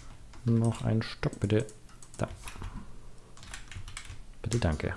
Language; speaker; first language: German; native; German